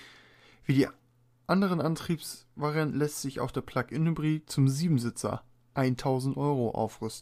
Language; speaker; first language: German; native; German